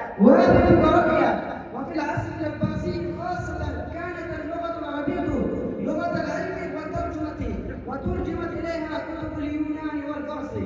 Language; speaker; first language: Arabic; non-native, fluent; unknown